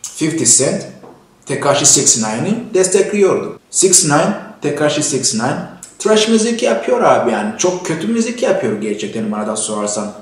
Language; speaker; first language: Turkish; non-native, fluent; Kinyarwanda